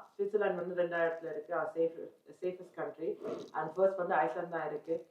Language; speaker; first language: Tamil; early bilingual, heritage; Tamil